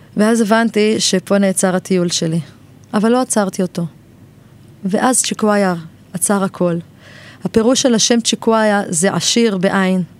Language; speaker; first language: Hebrew; native; Hebrew